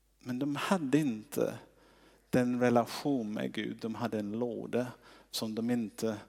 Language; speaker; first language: Swedish; non-native, fluent; English